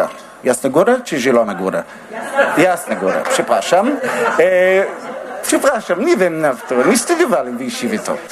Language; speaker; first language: Polish; non-native, learner; Hebrew